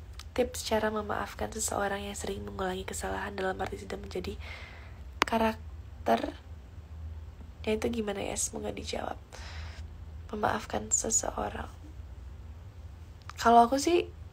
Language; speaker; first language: Indonesian; early bilingual, heritage; Indonesian